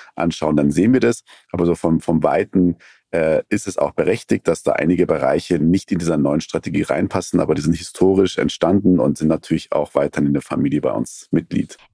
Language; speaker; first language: German; early bilingual, other home language; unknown